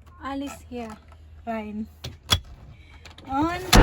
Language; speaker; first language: German; non-native, learner; Filipino